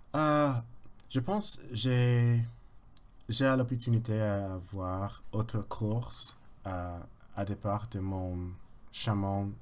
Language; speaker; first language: French; non-native, learner; English